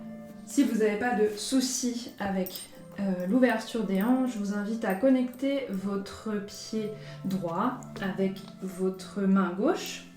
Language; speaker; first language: French; native; French